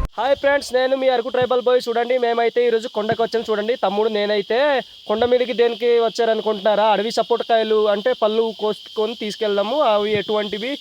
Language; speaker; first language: Telugu; non-native, local second language; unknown